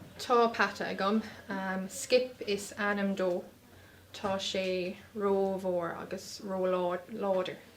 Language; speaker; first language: Irish; non-native, local second language; English